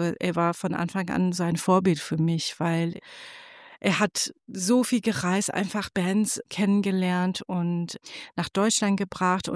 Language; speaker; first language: German; non-native, fluent; Persian